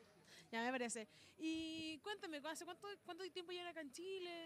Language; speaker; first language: Spanish; native; Spanish